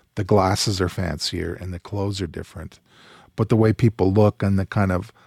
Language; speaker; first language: English; native; English